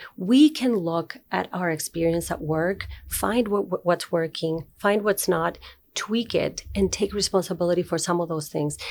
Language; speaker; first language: English; non-native, fluent; Spanish